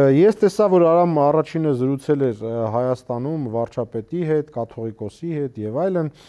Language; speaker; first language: Armenian; native; Armenian